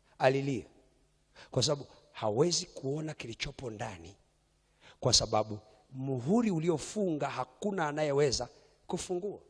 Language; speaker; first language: Swahili; native; Swahili